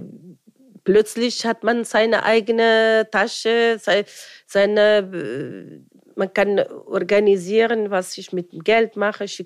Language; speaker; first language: German; non-native, fluent; Arabic